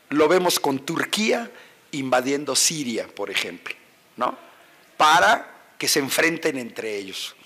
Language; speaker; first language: Spanish; native; Spanish